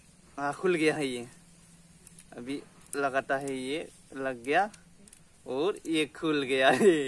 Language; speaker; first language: Hindi; non-native, local second language; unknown